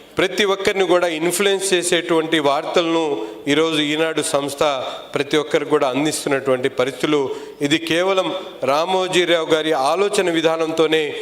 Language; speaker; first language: Telugu; non-native, local second language; Urdu